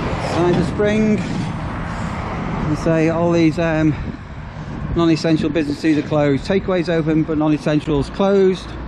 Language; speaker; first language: English; native; English